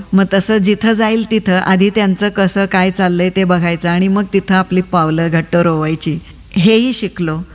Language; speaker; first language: Marathi; non-native, local second language; Kannada